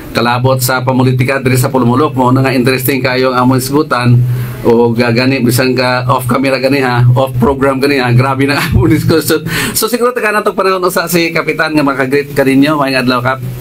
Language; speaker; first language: Cebuano; non-native, local second language; Hiligaynon